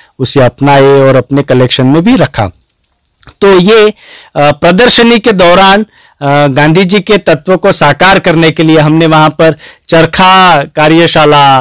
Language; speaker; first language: Hindi; non-native, local second language; Gujarati